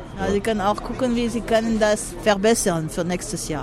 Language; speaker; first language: German; non-native, learner; French